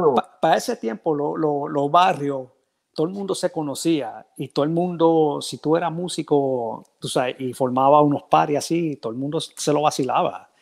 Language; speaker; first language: Spanish; early bilingual, heritage; Spanish